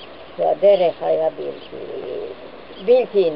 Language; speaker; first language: Hebrew; non-native, fluent; Hungarian